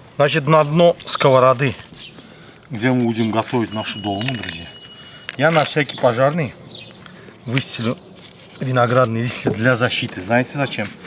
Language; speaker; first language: Russian; native; Russian